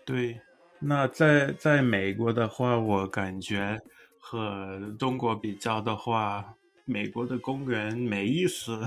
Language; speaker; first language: Chinese; early bilingual, heritage; Chinese